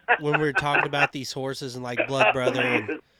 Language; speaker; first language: English; native; English